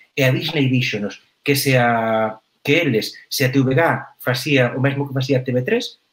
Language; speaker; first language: Galician; native; Galician